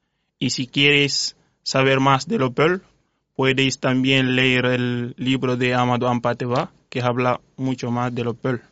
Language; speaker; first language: Spanish; non-native, fluent; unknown